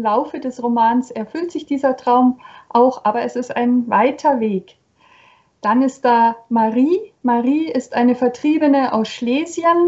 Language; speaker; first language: German; native; German